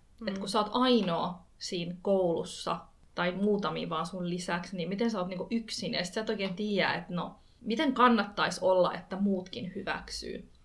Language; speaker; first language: Finnish; early bilingual, other home language; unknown